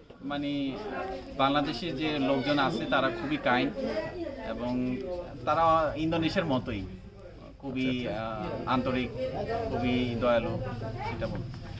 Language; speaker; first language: Bangla; native; Bangla